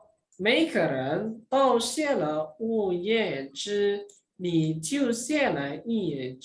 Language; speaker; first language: Chinese; non-native, fluent; Indonesian